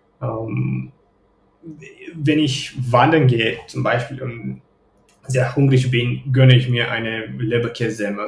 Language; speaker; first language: German; non-native, fluent; Romanian